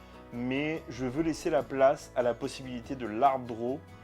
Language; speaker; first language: French; native; French